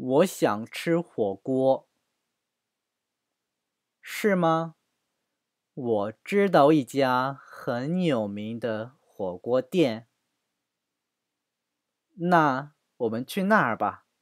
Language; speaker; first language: Chinese; non-native, fluent; Korean